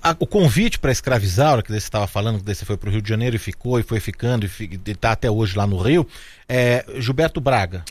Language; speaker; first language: Portuguese; native; Portuguese